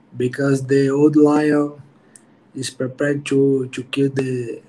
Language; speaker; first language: English; non-native, learner; Portuguese